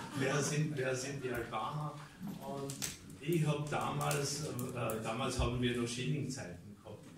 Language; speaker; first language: German; non-native, fluent; Albanian